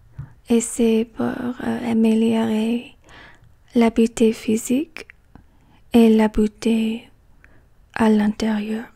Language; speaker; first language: French; non-native, learner; English